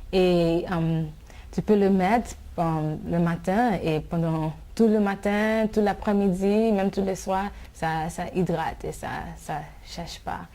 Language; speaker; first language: French; non-native, fluent; English